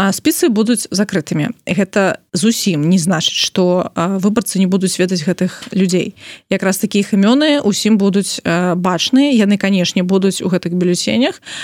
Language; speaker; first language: Belarusian; non-native, local second language; Russian